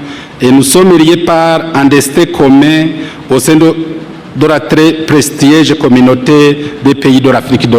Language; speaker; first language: French; non-native, local second language; Rundi